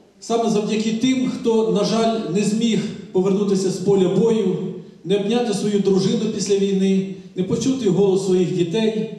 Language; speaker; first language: Ukrainian; native; Ukrainian